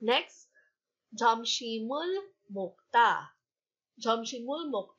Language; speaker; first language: Korean; non-native, fluent; Filipino